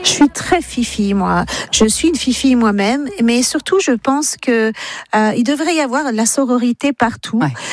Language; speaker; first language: French; native; French